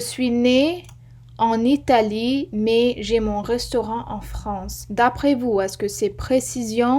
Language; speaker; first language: French; non-native, fluent; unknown